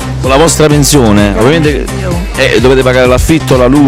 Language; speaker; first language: Italian; native; Italian